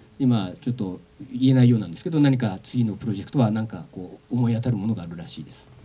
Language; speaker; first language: Japanese; native; Japanese